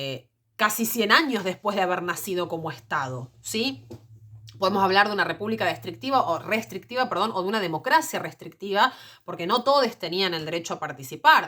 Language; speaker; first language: Spanish; native; Spanish